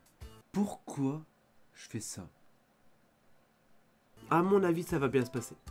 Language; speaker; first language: French; native; French